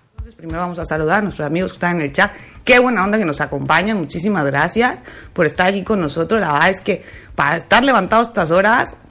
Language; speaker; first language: Spanish; native; Spanish